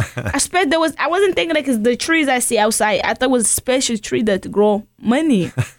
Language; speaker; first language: English; early bilingual, other home language; Rundi